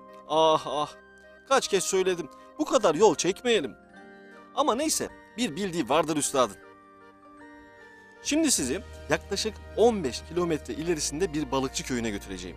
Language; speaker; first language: Turkish; native; Turkish